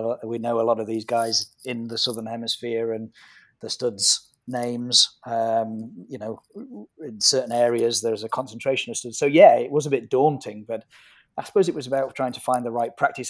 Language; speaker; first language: English; native; English